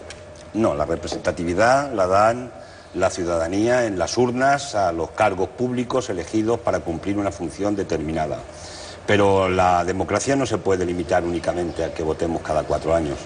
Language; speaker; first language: Spanish; native; Spanish